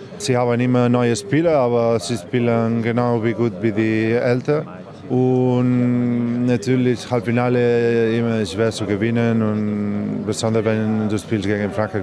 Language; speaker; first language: German; non-native, learner; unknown